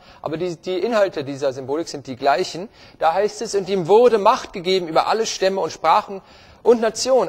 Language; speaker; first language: German; native; German